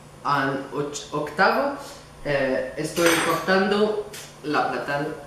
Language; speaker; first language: Spanish; non-native, learner; French